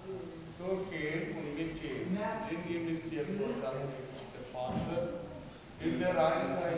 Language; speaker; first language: German; non-native, learner; Polish